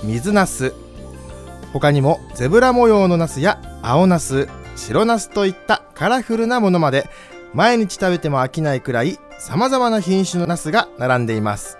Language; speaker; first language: Japanese; native; Japanese